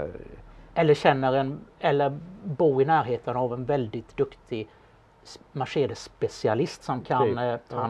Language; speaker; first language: Swedish; native; Swedish